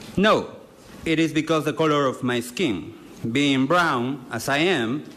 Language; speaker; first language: English; non-native, fluent; Spanish